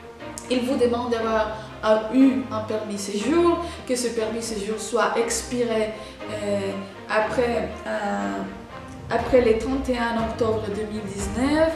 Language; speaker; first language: French; non-native, fluent; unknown